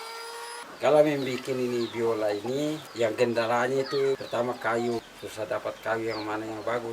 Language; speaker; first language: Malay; non-native, local second language; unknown